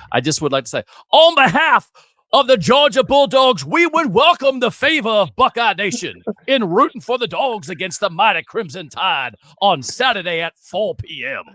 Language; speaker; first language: English; native; English